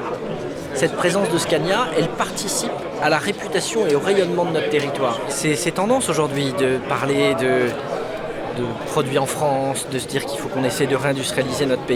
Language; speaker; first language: French; native; French